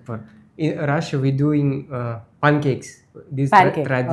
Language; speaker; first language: English; non-native, learner; Russian